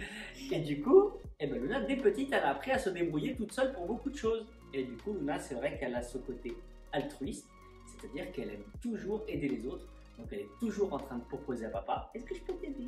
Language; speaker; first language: French; native; French